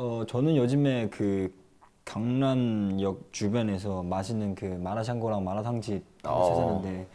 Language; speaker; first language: Korean; non-native, fluent; Chinese